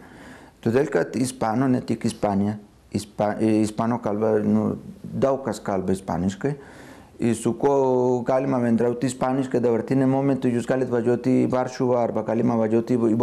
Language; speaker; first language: Lithuanian; non-native, fluent; Spanish